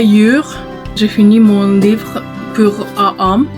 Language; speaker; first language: French; non-native, learner; Japanese